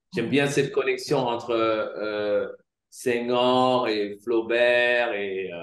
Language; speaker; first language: French; non-native, local second language; Wolof